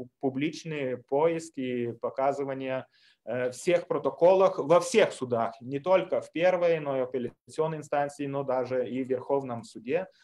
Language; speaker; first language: Russian; non-native, fluent; Lithuanian